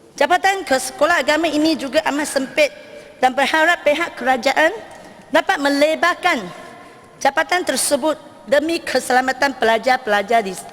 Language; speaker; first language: Malay; non-native, local second language; Chinese